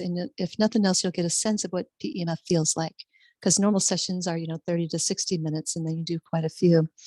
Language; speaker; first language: English; native; English